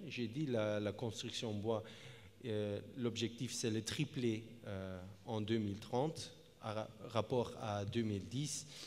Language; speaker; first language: French; non-native, fluent; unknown